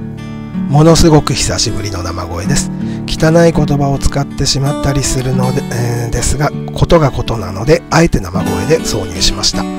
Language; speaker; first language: Japanese; native; Japanese